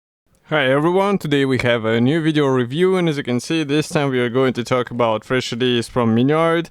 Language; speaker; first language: English; non-native, fluent; Russian